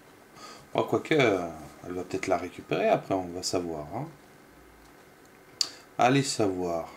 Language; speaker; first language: French; native; French